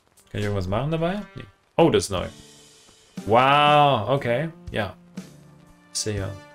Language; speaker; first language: German; native; German